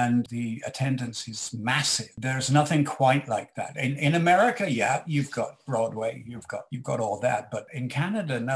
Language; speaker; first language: English; native; English